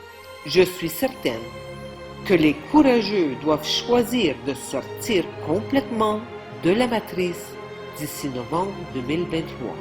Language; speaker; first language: French; native; French